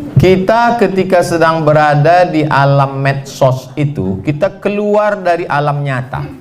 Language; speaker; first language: Indonesian; native; Indonesian